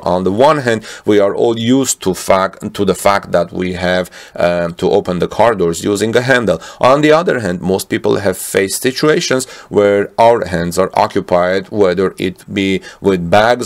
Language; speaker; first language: English; non-native, fluent; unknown